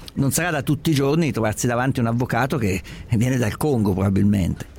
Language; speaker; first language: Italian; native; Italian